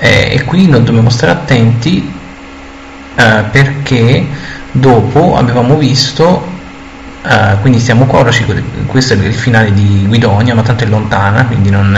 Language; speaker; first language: Italian; native; Italian